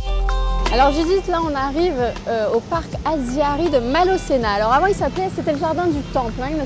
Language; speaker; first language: French; native; French